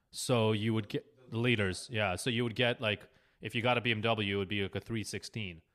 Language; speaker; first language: English; early bilingual, other home language; Hebrew